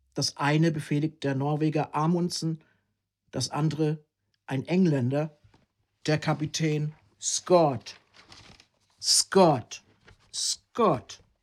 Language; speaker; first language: German; non-native, fluent; Italian